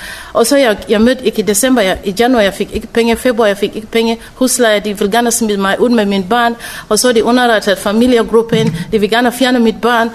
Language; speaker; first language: Danish; non-native, fluent; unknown